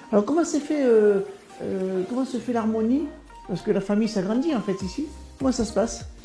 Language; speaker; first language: French; native; French